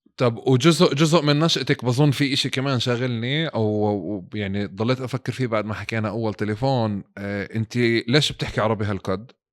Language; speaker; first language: Arabic; native; Arabic